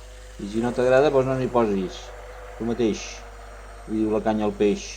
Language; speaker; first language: Catalan; non-native, local second language; Spanish